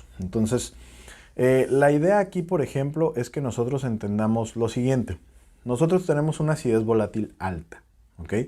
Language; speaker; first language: Spanish; native; Spanish